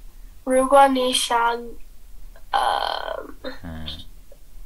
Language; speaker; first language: Chinese; non-native, learner; English